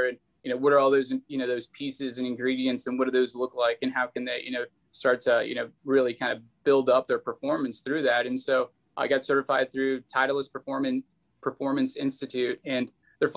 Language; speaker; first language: English; native; English